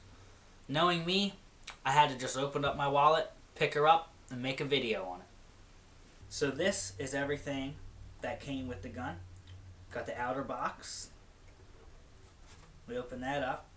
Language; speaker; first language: English; native; English